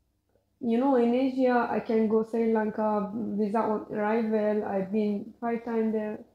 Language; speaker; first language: English; non-native, learner; Persian